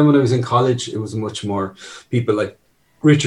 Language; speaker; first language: English; native; English